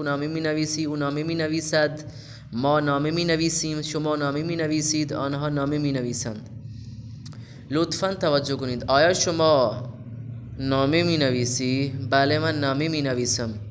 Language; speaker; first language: Persian; non-native, fluent; Urdu